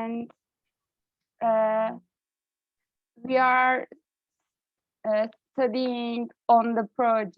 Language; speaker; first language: English; non-native, learner; Turkish